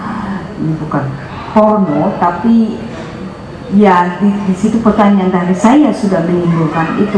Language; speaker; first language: Indonesian; non-native, fluent; Dutch